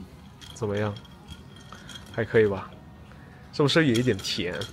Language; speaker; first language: Chinese; non-native, fluent; Indonesian